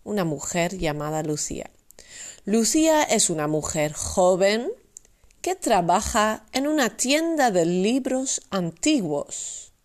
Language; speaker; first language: Spanish; non-native, fluent; Dutch